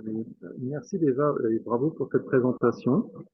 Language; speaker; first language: French; native; French